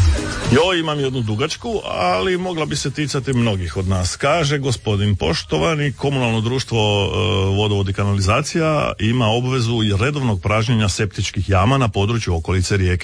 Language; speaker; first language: Serbian; native; Serbian